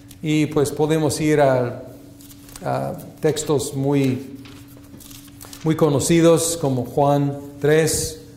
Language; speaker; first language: Spanish; non-native, fluent; English